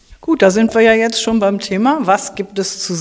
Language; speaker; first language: German; native; German